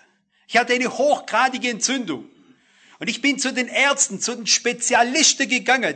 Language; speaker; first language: German; native; German